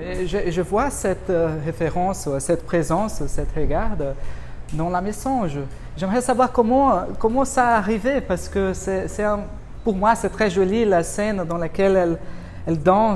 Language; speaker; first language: French; non-native, fluent; Portuguese